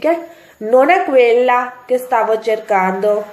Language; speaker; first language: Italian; non-native, fluent; Urdu